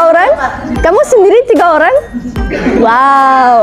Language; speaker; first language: Indonesian; non-native, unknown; German